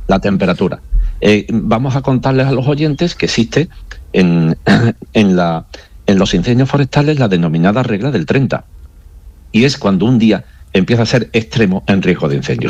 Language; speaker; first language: Spanish; native; Spanish